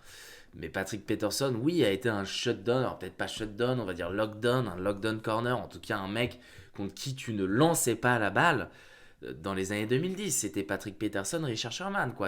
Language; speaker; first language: French; native; French